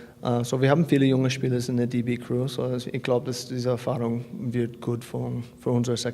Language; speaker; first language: German; non-native, fluent; English